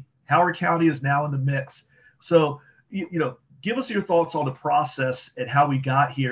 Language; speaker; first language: English; native; English